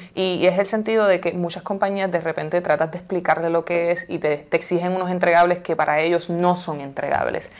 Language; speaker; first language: Spanish; native; Spanish